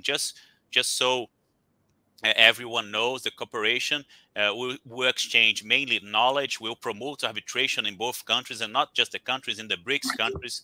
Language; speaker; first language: English; non-native, fluent; Portuguese